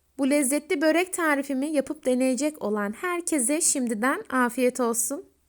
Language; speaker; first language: Turkish; native; Turkish